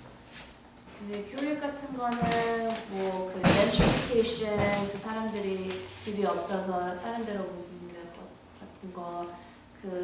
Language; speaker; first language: Korean; early bilingual, heritage; English